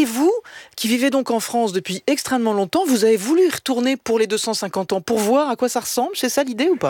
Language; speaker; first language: French; native; French